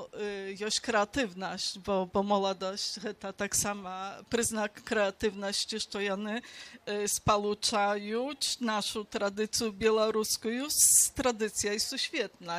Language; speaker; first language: Polish; non-native, local second language; Belarusian